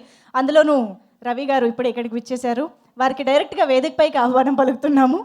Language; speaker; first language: Telugu; native; Telugu